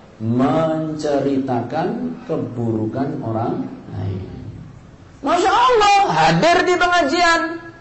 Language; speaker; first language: Indonesian; native; Indonesian